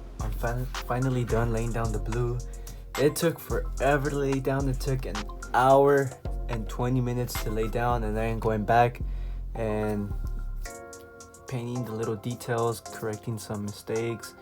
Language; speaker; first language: English; native; English